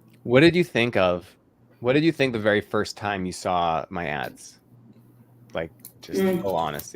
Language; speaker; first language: English; native; English